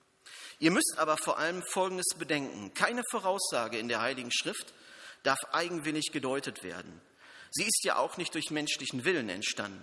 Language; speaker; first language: German; native; German